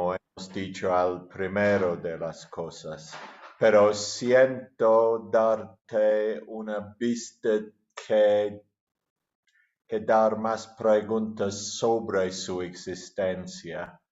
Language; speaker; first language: Spanish; non-native, learner; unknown